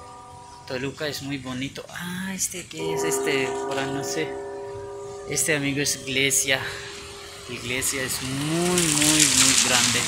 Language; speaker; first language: Spanish; non-native, learner; Urdu